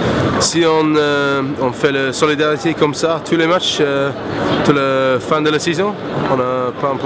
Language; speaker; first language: French; non-native, learner; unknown